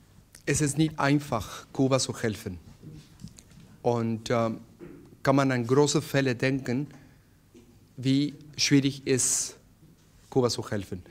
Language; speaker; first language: German; non-native, learner; Spanish